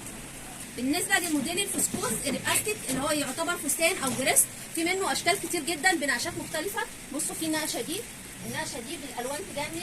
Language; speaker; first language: Arabic; native; Arabic